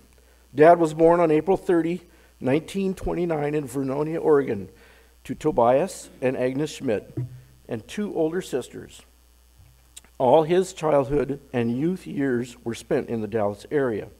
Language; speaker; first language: English; native; English